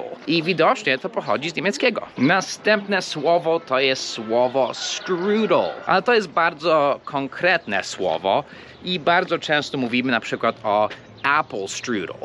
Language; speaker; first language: Polish; early bilingual, heritage; English